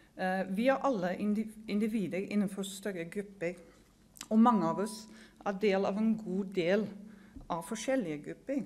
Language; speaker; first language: Norwegian; non-native, fluent; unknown